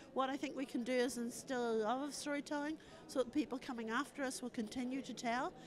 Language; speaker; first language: English; native; English